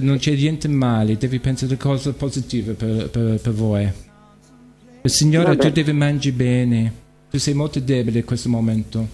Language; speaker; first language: Italian; non-native, learner; English